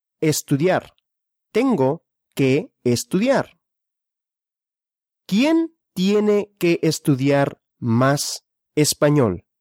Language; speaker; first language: Spanish; non-native, fluent; Russian